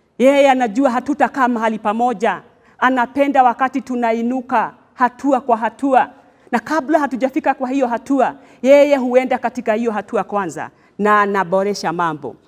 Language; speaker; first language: Swahili; non-native, local second language; Kikuyu